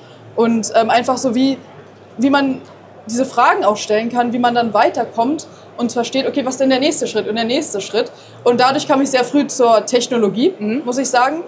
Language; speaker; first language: German; native; German